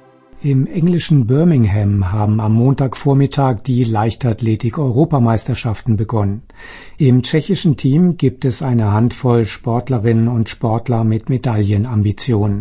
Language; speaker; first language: German; native; German